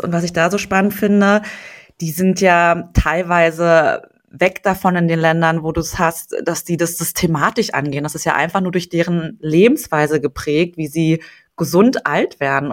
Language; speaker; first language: German; native; German